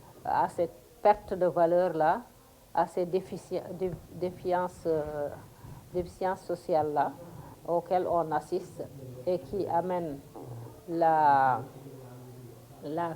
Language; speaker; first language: French; non-native, local second language; Fula